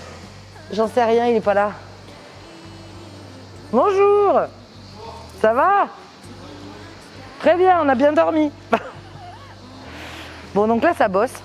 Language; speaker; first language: French; native; French